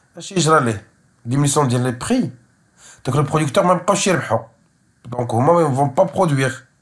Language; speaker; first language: French; non-native, local second language; Arabic